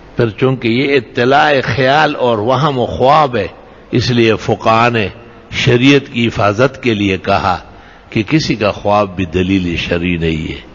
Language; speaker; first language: Urdu; non-native, local second language; Pashto